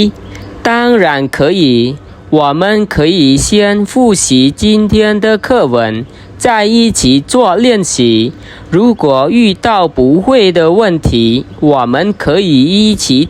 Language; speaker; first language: Chinese; non-native, fluent; Khmer